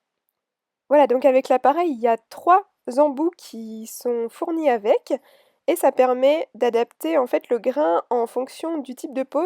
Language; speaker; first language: French; native; French